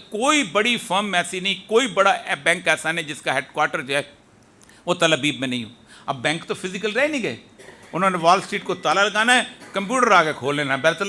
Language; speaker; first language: Urdu; non-native, local second language; Punjabi